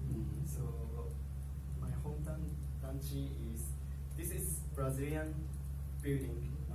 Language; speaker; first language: English; non-native, learner; Japanese